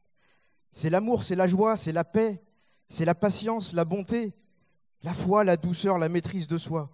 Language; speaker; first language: French; native; French